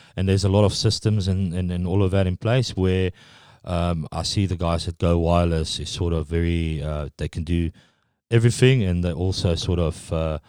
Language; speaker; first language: English; non-native, local second language; Afrikaans